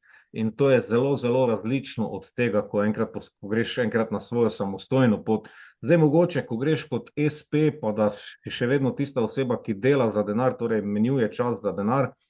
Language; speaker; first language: Slovenian; native; Slovenian